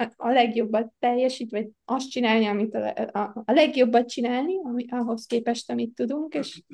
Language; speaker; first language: Hungarian; native; Hungarian